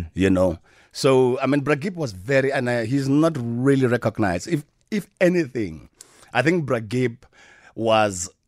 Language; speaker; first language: English; non-native, local second language; Tswana